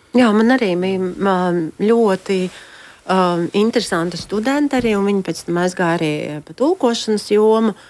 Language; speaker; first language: Latvian; native; Latvian